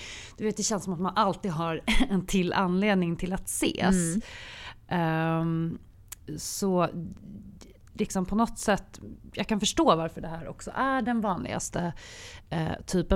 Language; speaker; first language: Swedish; native; Swedish